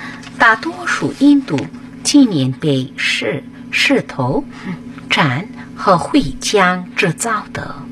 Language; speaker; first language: Chinese; non-native, fluent; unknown